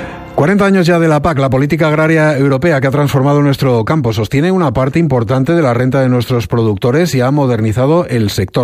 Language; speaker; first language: Spanish; native; Spanish